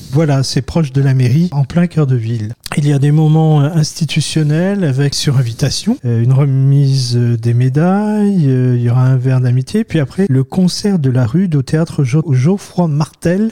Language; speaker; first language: French; native; French